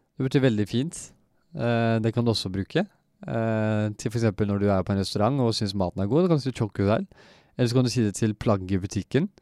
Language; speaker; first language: Norwegian; early bilingual, other home language; Turkish